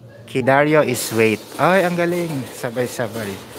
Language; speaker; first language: English; non-native, local second language; Filipino